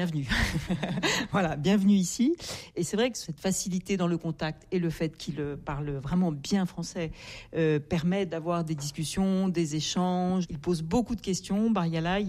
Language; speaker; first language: French; native; French